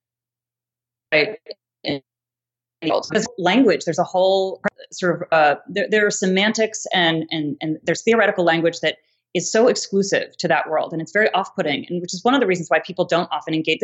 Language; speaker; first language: English; native; English